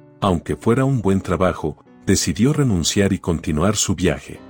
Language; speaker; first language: Spanish; native; Spanish